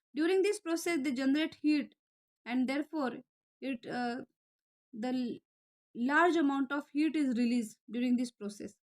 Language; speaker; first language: English; non-native, local second language; Marathi